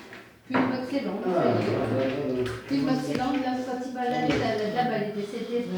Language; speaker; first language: French; native; French